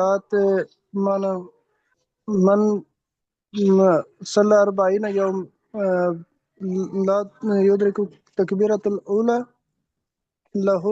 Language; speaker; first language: Arabic; non-native, learner; Urdu